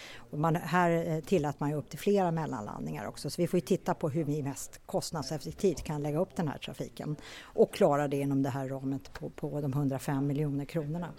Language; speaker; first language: Swedish; native; Swedish